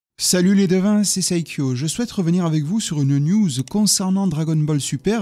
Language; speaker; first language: French; native; French